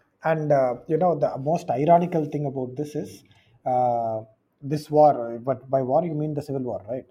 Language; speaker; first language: English; non-native, local second language; Tamil